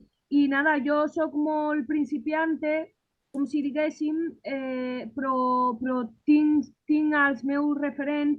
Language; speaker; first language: Catalan; non-native, learner; Spanish